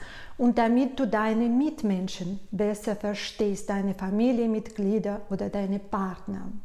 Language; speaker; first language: German; non-native, fluent; Russian